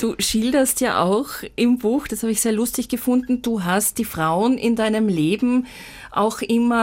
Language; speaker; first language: German; native; German